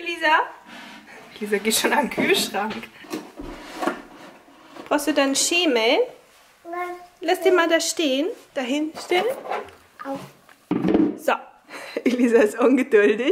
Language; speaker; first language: German; native; German